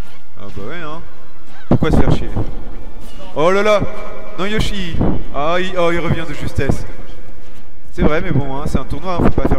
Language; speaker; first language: French; native; French